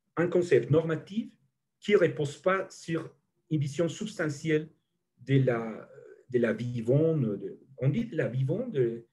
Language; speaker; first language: French; non-native, fluent; Spanish